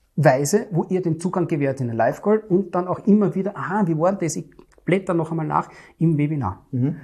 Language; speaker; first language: German; native; German